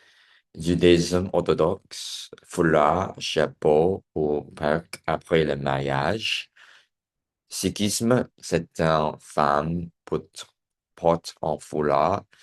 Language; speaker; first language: French; non-native, learner; English